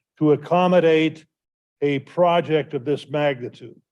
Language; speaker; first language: English; native; English